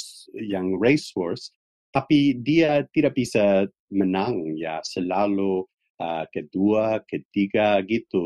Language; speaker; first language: Indonesian; non-native, fluent; English